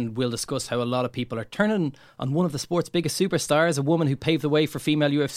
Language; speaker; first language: English; native; English